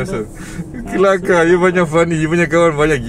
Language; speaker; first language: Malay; non-native, local second language; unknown